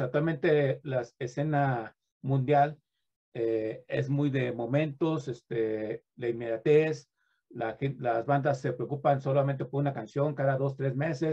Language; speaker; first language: Spanish; native; Spanish